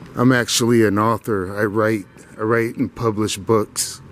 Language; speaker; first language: English; native; English